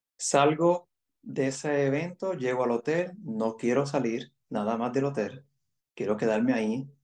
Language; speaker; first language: Spanish; native; Spanish